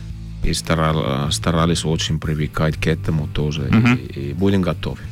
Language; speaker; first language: Russian; non-native, learner; Finnish